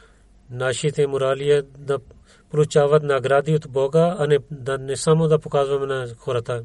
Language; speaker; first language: Bulgarian; non-native, learner; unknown